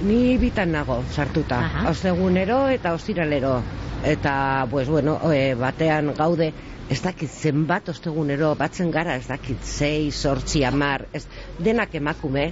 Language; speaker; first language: Basque; non-native, local second language; Spanish